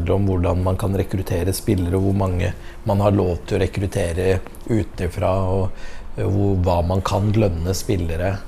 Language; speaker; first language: Norwegian; native; Norwegian